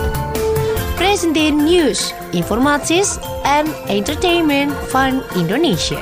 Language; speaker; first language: Dutch; non-native, fluent; Indonesian